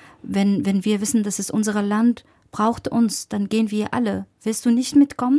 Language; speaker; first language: German; non-native, fluent; Arabic